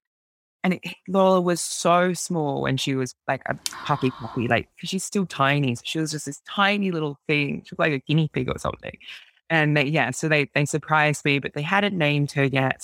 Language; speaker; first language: English; native; English